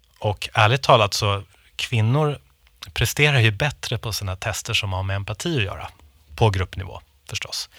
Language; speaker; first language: Swedish; native; Swedish